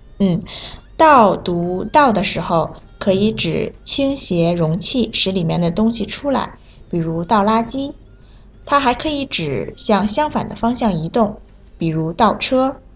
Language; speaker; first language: Chinese; native; Chinese